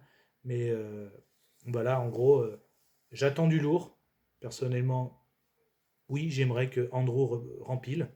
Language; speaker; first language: French; native; French